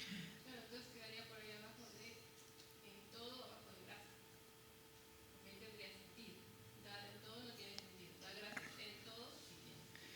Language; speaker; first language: Spanish; native; Spanish